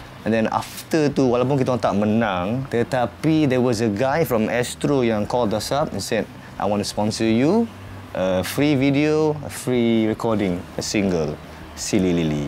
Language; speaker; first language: English; early bilingual, heritage; English